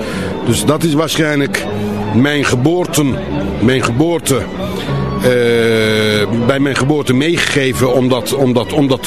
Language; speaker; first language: Dutch; non-native, fluent; Turkish